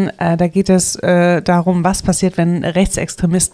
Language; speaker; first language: German; native; German